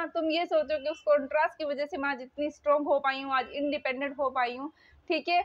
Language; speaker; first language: Hindi; native; Hindi